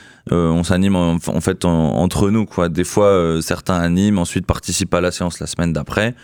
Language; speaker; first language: French; native; French